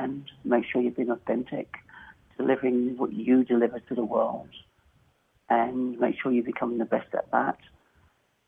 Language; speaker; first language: English; native; English